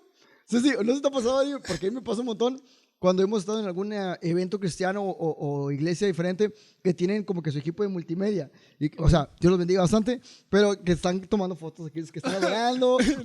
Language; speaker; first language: Spanish; native; Spanish